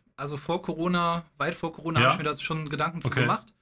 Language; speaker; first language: German; native; German